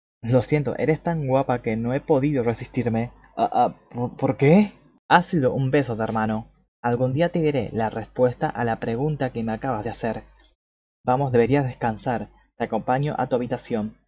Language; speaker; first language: Spanish; native; Spanish